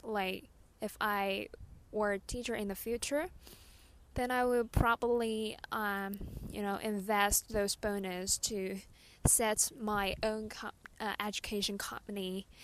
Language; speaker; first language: English; non-native, fluent; Chinese